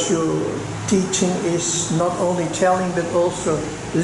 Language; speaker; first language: English; non-native, fluent; Dutch